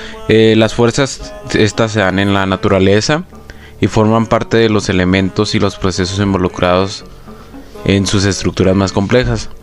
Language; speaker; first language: Spanish; native; Spanish